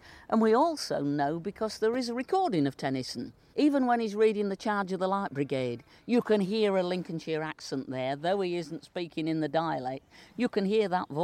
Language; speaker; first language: English; native; English